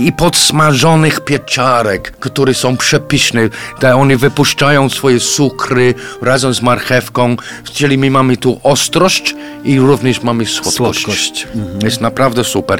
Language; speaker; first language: Polish; non-native, fluent; English